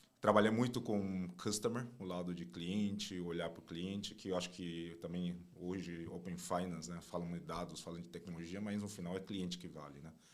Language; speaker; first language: Portuguese; non-native, fluent; Chinese